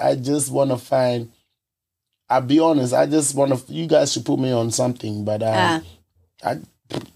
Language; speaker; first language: English; non-native, local second language; Ewe